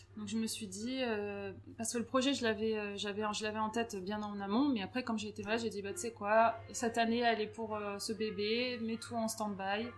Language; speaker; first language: French; native; French